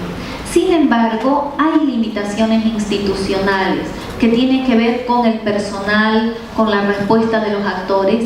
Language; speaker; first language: Spanish; native; Spanish